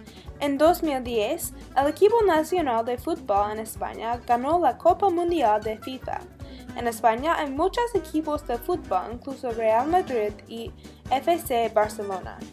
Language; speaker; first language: Spanish; non-native, learner; English